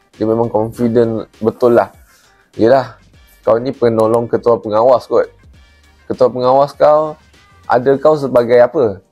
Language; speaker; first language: Malay; non-native, local second language; Chinese